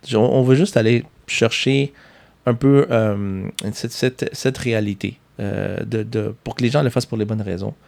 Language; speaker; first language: French; non-native, fluent; Spanish